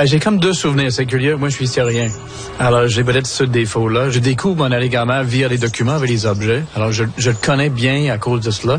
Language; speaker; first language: French; non-native, local second language; English